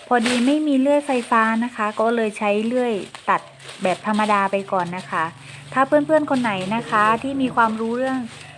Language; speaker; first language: Thai; non-native, local second language; Northern Khmer